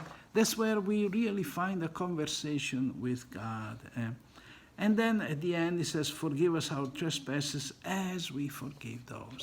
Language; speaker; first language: English; non-native, fluent; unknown